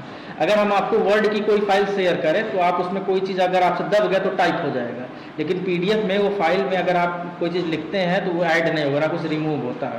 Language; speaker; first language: Hindi; native; Hindi